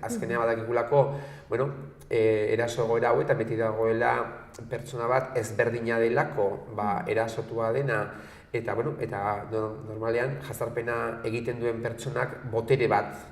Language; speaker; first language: Basque; native; Basque